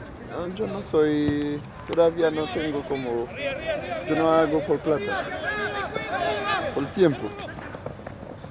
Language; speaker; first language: Spanish; non-native, learner; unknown